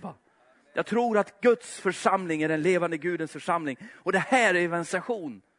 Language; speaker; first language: Swedish; native; Swedish